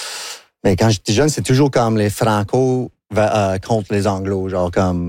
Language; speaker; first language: French; non-native, local second language; English